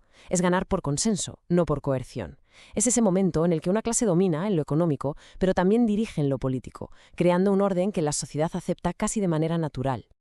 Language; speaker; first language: Spanish; native; Spanish